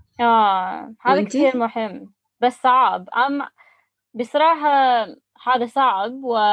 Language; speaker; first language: Arabic; non-native, learner; English